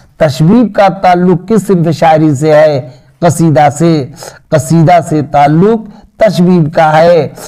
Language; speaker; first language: Urdu; native; Urdu